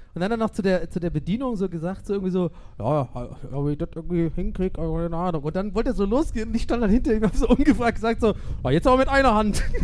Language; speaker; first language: German; native; German